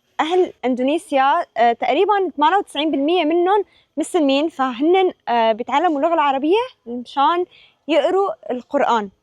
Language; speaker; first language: Arabic; native; Arabic